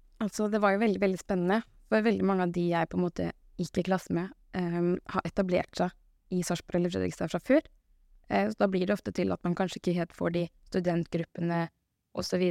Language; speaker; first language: Norwegian; native; Norwegian